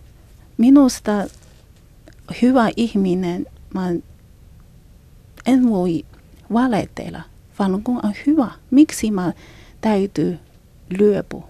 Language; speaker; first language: Finnish; non-native, learner; Chinese